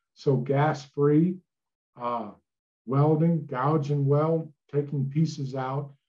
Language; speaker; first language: English; native; English